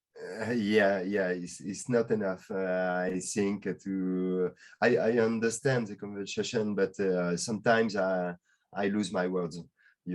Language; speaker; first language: English; non-native, learner; French